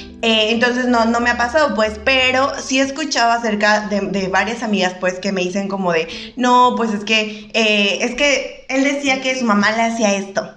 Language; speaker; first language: Spanish; native; Spanish